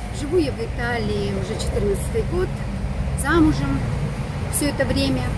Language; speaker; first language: Russian; native; Russian